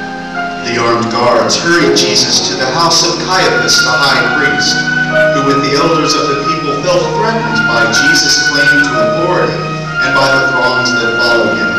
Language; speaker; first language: English; native; English